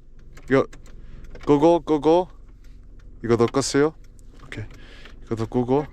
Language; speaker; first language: Korean; early bilingual, heritage; English